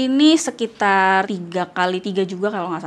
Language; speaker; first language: Indonesian; native; Indonesian